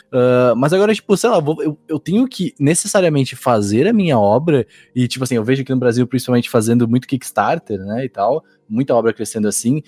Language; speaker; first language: Portuguese; native; Portuguese